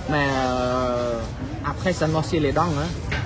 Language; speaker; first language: French; non-native, fluent; Khmer